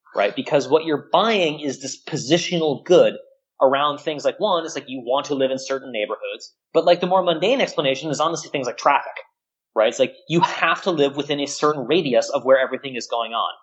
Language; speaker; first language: English; native; English